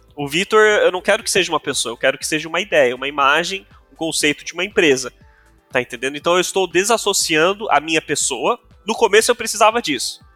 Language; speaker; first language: Portuguese; non-native, local second language; English